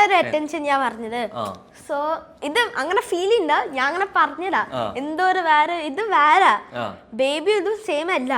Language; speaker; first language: Malayalam; early bilingual, heritage; Malayalam